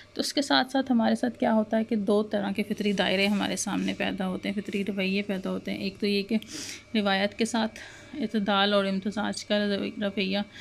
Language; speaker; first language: Urdu; non-native, local second language; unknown